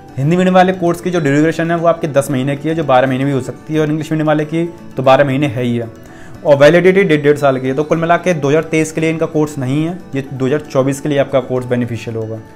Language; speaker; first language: Hindi; native; Hindi